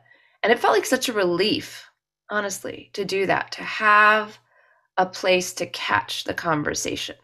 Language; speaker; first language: English; native; English